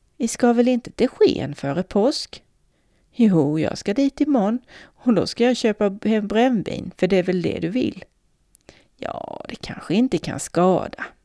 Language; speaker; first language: Swedish; native; Swedish